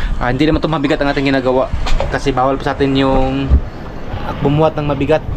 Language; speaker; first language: Filipino; non-native, local second language; Cebuano